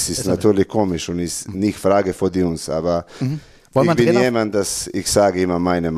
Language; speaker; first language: German; non-native, learner; Serbian